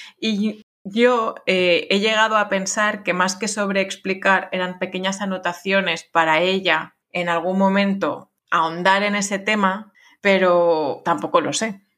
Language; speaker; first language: Spanish; non-native, fluent; French